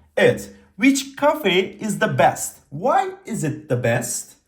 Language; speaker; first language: English; non-native, fluent; Turkish